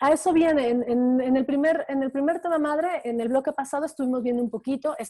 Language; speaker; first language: Spanish; native; Spanish